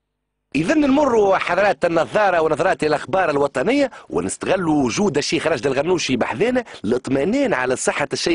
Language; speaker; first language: Arabic; native; Arabic